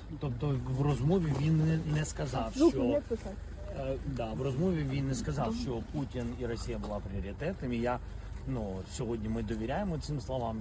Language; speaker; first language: Ukrainian; non-native, local second language; Russian